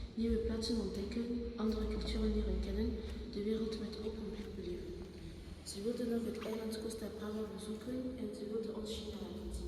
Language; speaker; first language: Dutch; early bilingual, other home language; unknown